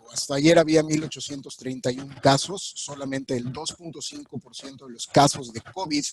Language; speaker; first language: Spanish; native; Spanish